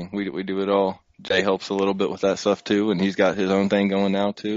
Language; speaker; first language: English; native; English